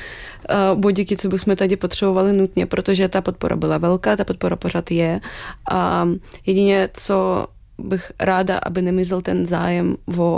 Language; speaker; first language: Czech; non-native, fluent; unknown